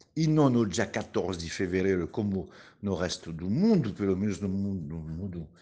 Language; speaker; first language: Portuguese; non-native, fluent; French